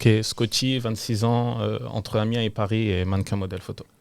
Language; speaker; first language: French; native; French